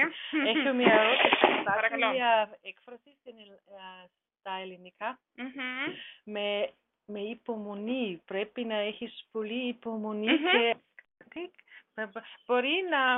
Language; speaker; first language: Greek; non-native, learner; German